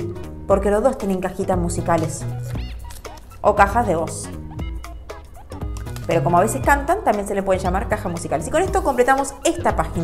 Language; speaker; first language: Spanish; native; Spanish